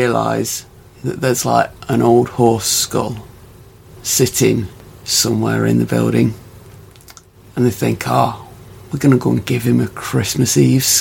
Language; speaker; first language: English; native; English